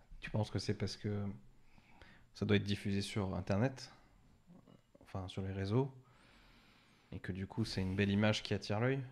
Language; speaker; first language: French; native; French